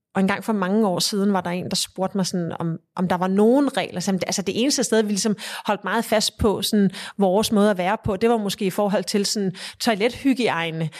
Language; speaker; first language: Danish; early bilingual, heritage; Danish